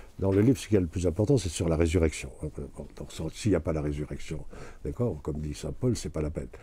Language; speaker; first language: French; native; French